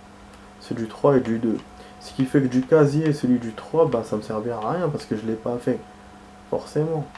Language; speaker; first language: French; native; French